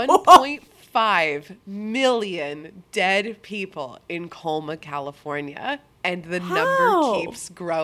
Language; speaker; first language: English; native; English